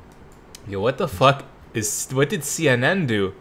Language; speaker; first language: English; native; English